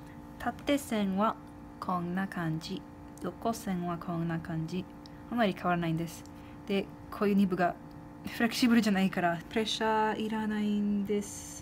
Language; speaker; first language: Japanese; non-native, fluent; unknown